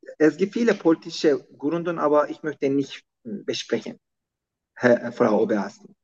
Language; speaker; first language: German; non-native, learner; Turkish